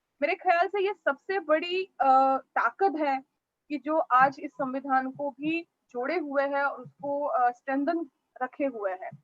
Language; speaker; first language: Hindi; non-native, local second language; Marathi